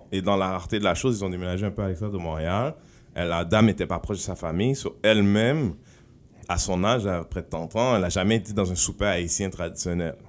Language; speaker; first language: French; non-native, local second language; Haitian Creole